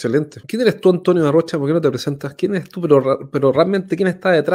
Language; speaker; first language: Spanish; native; Spanish